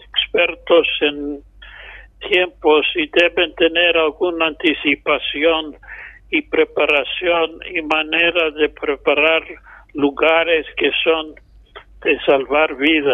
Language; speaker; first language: Spanish; non-native, fluent; English